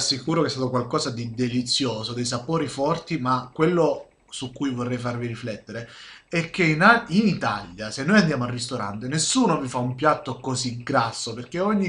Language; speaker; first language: Italian; native; Italian